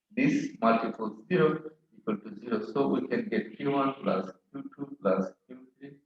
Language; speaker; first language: English; non-native, local second language; Bangla